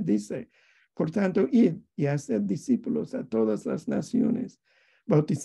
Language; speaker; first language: Spanish; non-native, fluent; English